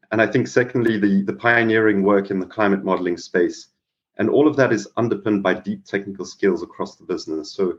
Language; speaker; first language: English; native; English